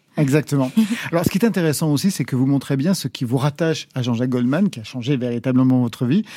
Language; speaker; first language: French; native; French